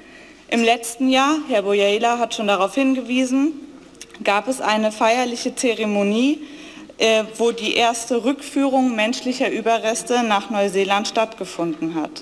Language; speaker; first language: German; native; German